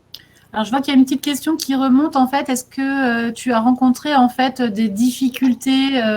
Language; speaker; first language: French; native; French